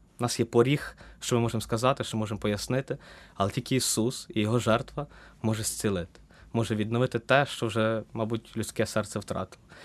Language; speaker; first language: Ukrainian; native; Ukrainian